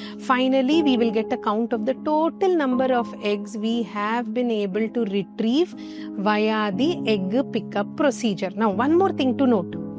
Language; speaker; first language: English; non-native, local second language; Telugu